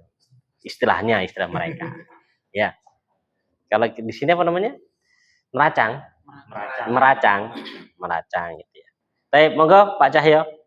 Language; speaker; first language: Indonesian; native; Indonesian